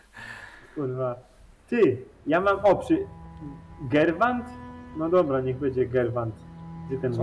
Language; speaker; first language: Polish; native; Polish